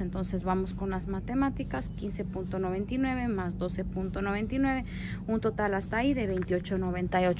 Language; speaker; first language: Spanish; native; Spanish